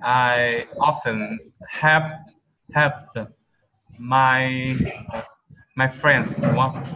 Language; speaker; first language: English; non-native, learner; Vietnamese